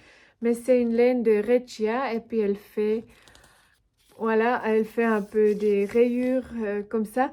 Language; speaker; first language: French; non-native, local second language; Swiss German